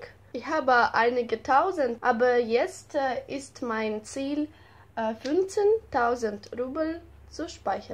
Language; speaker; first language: German; non-native, learner; Russian